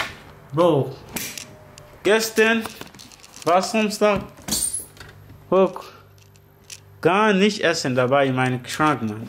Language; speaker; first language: German; non-native, learner; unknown